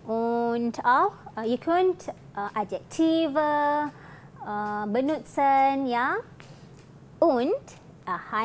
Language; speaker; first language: German; non-native, fluent; Malay